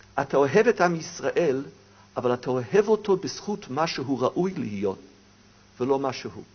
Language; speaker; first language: Hebrew; non-native, fluent; English